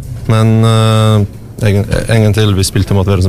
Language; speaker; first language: Norwegian; non-native, learner; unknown